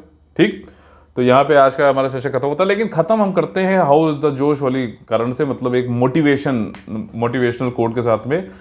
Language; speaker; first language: Hindi; native; Hindi